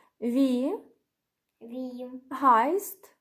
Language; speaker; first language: German; non-native, fluent; Ukrainian